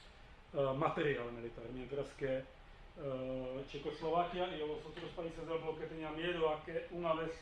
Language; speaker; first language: Spanish; non-native, fluent; Czech